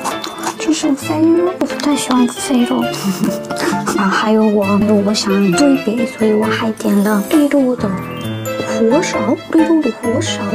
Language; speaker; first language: Chinese; non-native, learner; Korean